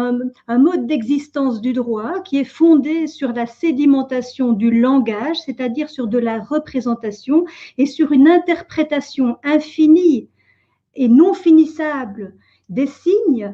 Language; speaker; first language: French; native; French